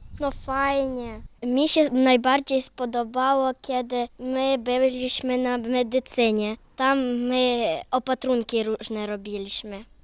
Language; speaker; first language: Polish; non-native, learner; Ukrainian